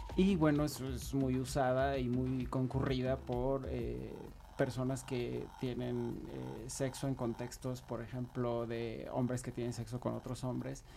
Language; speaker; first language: Spanish; native; Spanish